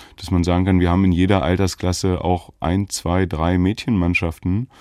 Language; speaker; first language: German; native; German